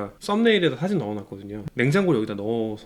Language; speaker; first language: Korean; native; Korean